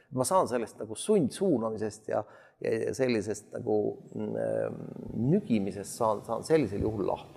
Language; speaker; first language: Estonian; native; Estonian